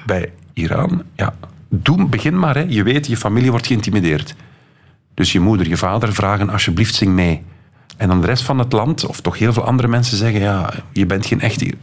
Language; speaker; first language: Dutch; native; Dutch